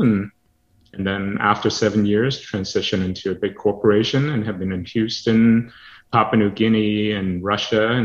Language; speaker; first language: English; non-native, local second language; Cantonese